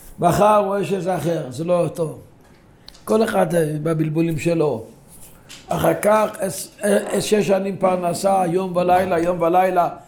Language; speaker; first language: Hebrew; non-native, local second language; Yiddish